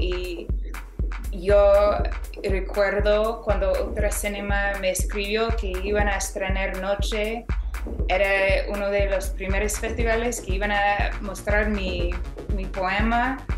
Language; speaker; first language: Spanish; non-native, fluent; English